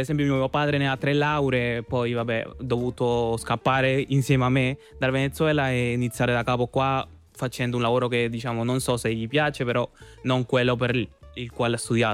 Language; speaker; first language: Italian; non-native, fluent; Spanish